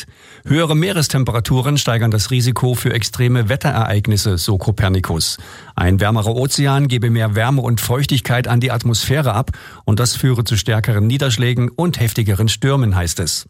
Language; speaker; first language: German; native; German